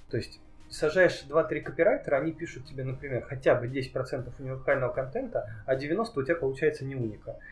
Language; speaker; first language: Russian; native; Russian